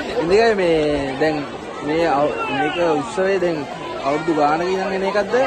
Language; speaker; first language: Sinhala; native; Sinhala